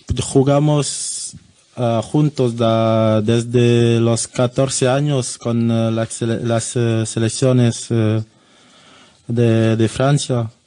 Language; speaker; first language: Spanish; non-native, learner; French